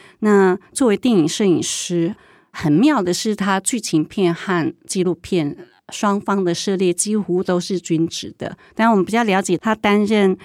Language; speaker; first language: Chinese; native; Chinese